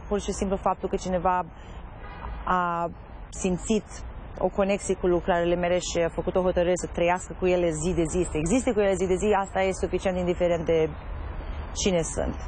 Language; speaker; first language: Romanian; early bilingual, heritage; Romanian